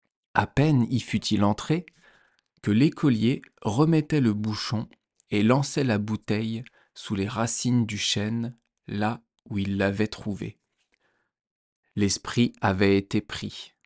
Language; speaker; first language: French; native; French